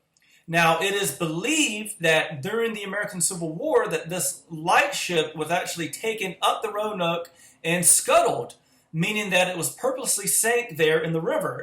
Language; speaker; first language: English; native; English